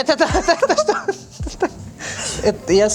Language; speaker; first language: Russian; non-native, learner; Portuguese